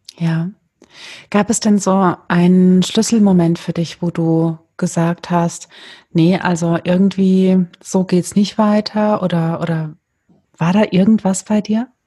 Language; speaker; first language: German; native; German